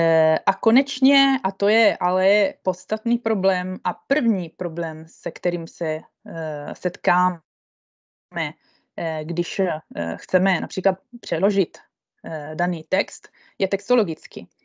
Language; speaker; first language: Czech; non-native, fluent; Italian